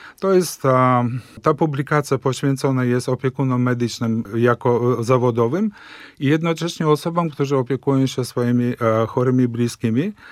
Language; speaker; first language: Polish; early bilingual, heritage; Polish